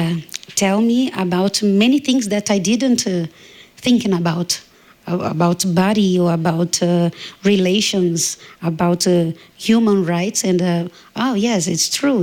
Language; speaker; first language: English; non-native, learner; Portuguese